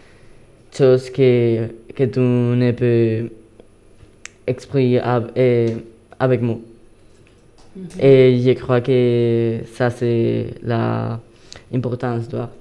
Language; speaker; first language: French; non-native, learner; Spanish